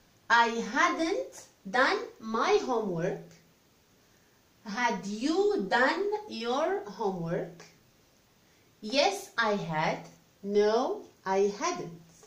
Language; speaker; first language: English; non-native, fluent; Arabic